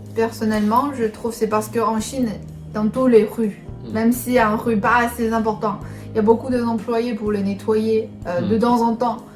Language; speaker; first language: French; non-native, fluent; Chinese